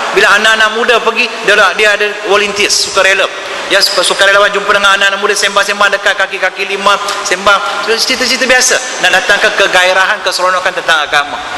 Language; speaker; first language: Malay; non-native, local second language; Tamil